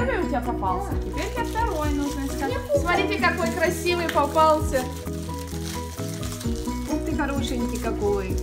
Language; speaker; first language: Russian; native; Russian